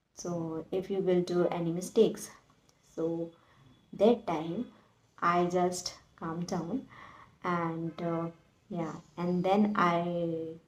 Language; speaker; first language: English; non-native, learner; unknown